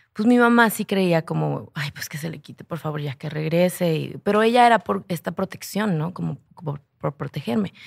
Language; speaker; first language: Spanish; native; Spanish